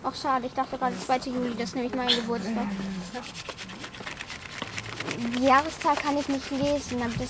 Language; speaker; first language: German; native; German